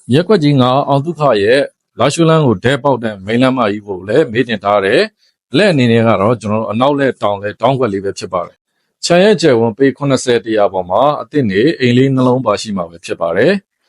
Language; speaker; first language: Burmese; native; Burmese